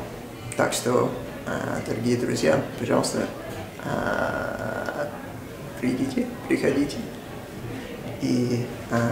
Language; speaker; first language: Russian; non-native, fluent; English